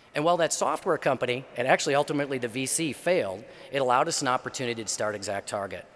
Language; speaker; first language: English; native; English